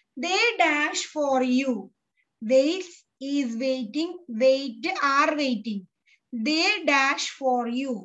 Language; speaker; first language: English; non-native, local second language; Malayalam